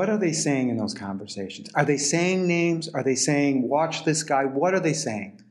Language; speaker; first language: English; native; English